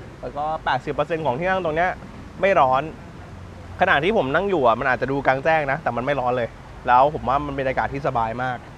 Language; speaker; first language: Thai; native; Thai